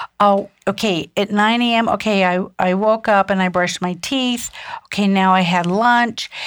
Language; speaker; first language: English; early bilingual, other home language; German